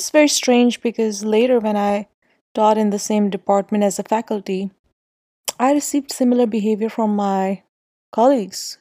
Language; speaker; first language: English; non-native, local second language; Urdu